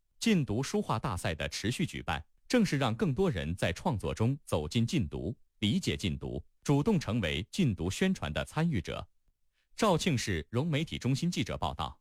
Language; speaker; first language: Chinese; native; Chinese